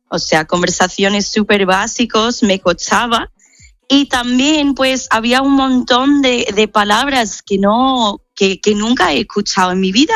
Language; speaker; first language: Spanish; non-native, fluent; English